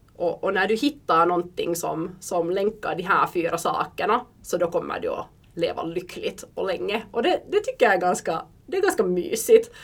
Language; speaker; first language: Swedish; early bilingual, heritage; Swedish